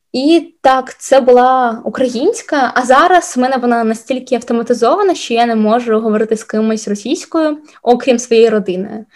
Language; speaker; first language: Ukrainian; non-native, local second language; Russian